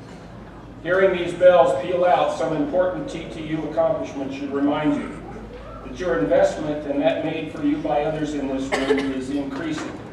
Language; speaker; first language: English; native; English